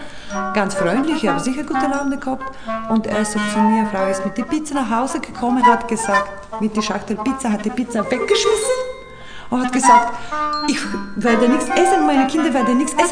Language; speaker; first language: German; non-native, learner; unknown